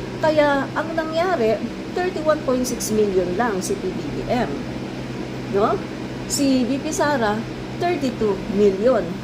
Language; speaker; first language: Filipino; non-native, local second language; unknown